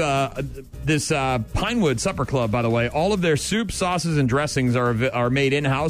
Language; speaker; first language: English; native; English